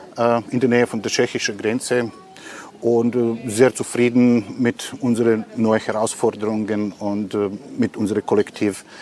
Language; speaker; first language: German; non-native, fluent; Serbian